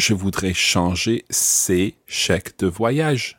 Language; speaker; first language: French; non-native, fluent; English